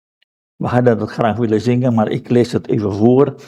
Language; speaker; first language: Dutch; non-native, fluent; Indonesian